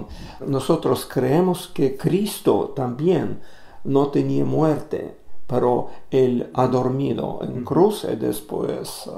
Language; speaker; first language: Spanish; non-native, learner; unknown